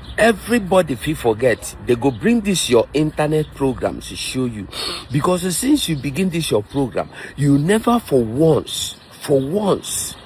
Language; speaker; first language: Nigerian Pidgin; non-native, local second language; Igbo